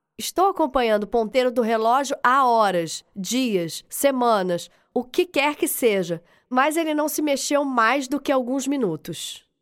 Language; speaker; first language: Portuguese; native; Portuguese